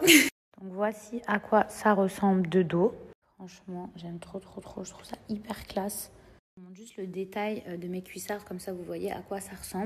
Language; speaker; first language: French; native; French